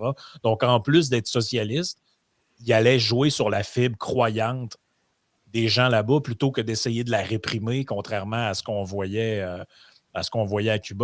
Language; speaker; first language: French; native; French